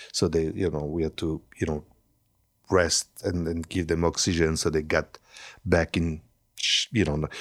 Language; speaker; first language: English; non-native, fluent; French